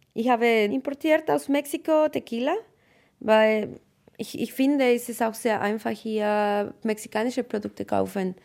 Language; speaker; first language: German; non-native, fluent; Spanish